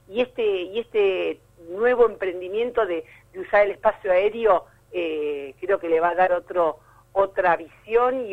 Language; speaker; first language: Spanish; native; Spanish